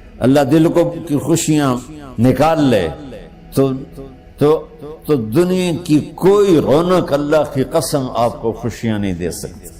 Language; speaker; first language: Urdu; non-native, local second language; Punjabi